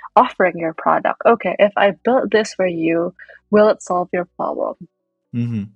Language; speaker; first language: English; non-native, fluent; Indonesian